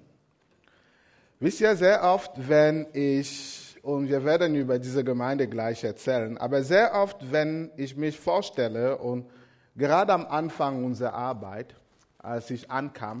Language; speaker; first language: German; non-native, fluent; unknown